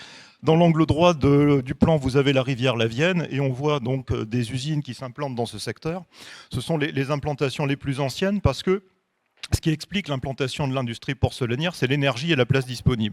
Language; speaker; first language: French; native; French